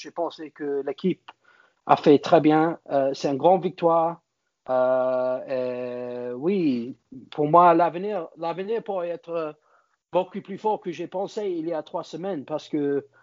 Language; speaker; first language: French; non-native, learner; English